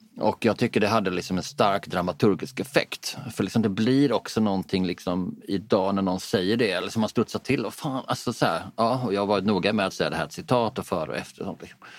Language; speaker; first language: Swedish; native; Swedish